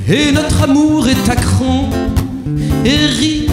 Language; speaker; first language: French; native; French